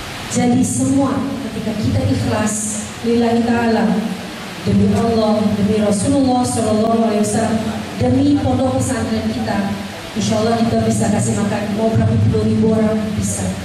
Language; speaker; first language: Indonesian; non-native, fluent; Malay